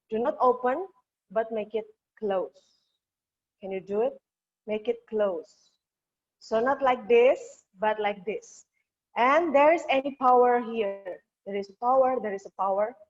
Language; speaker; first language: English; non-native, learner; Indonesian